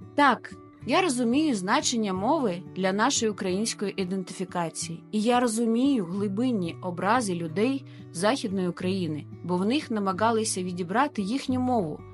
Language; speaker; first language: Ukrainian; non-native, local second language; Russian